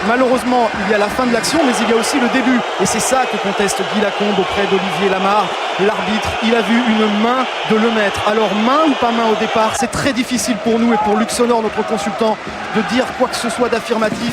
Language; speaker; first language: French; native; French